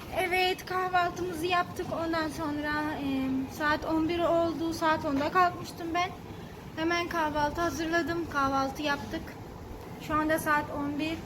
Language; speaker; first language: Turkish; native; Turkish